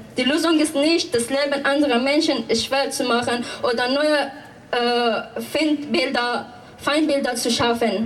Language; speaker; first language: German; non-native, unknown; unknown